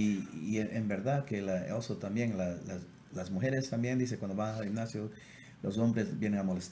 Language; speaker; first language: Spanish; native; Spanish